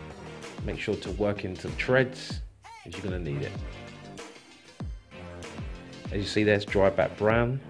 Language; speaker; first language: English; native; English